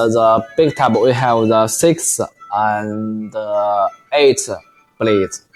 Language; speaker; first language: English; non-native, learner; Chinese